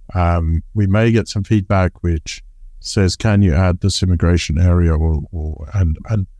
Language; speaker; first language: English; native; English